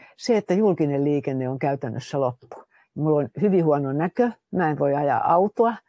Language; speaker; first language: Finnish; native; Finnish